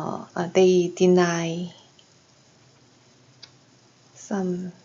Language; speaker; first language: English; non-native, learner; Korean